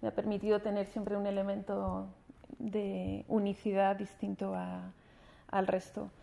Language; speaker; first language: Spanish; native; Spanish